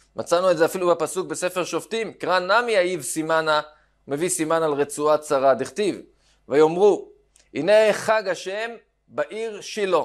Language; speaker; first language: Hebrew; native; Hebrew